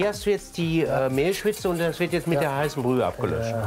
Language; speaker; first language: German; native; German